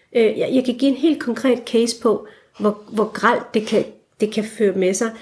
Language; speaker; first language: Danish; early bilingual, other home language; Turkish